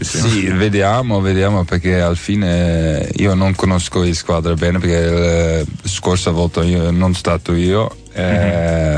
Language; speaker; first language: Italian; non-native, learner; Dutch